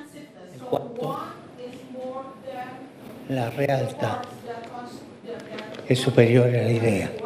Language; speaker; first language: Italian; non-native, fluent; Spanish